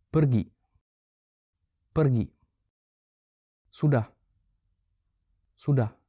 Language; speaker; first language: Indonesian; non-native, fluent; French